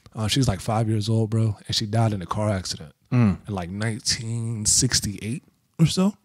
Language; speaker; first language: English; native; English